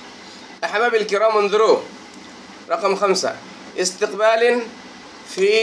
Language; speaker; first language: Arabic; non-native, fluent; Bangla